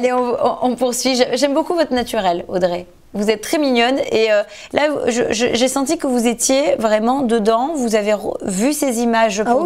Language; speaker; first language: French; native; French